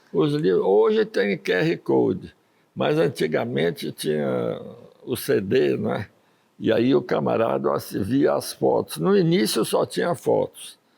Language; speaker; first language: Portuguese; early bilingual, other home language; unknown